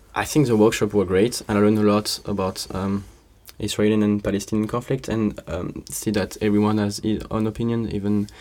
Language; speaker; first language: English; non-native, fluent; French